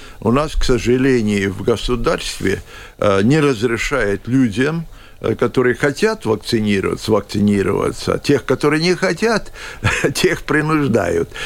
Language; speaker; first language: Russian; non-native, local second language; Latvian